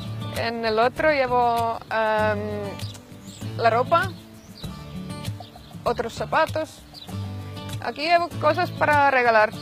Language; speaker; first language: Spanish; non-native, fluent; Finnish